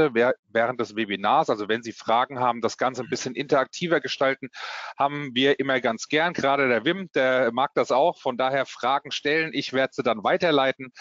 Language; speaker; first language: German; native; German